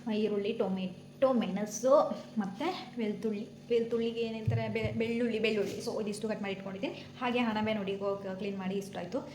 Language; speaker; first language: Kannada; native; Kannada